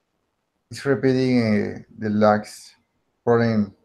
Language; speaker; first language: English; non-native, learner; Spanish